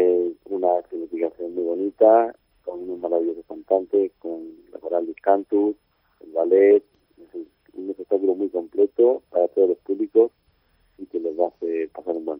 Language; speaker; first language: Spanish; native; Spanish